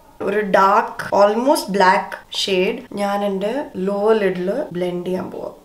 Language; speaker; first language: Malayalam; early bilingual, heritage; Malayalam